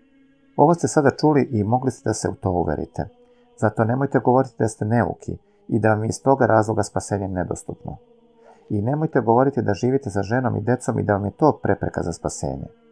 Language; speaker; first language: Serbian; native; Serbian